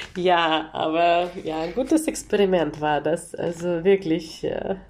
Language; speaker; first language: German; non-native, learner; Ukrainian